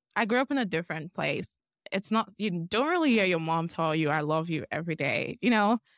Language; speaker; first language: English; non-native, local second language; Yoruba